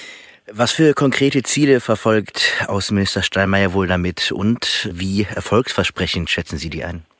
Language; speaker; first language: German; native; German